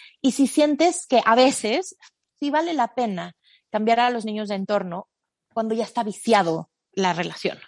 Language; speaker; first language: Spanish; native; Spanish